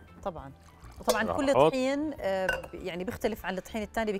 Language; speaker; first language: Arabic; native; Arabic